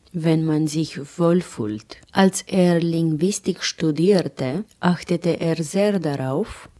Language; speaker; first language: German; non-native, fluent; Romanian